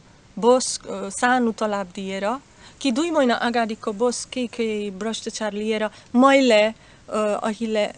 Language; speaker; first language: Nepali; non-native, learner; Slovak